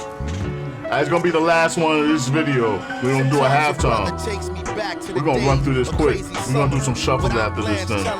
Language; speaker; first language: English; native; English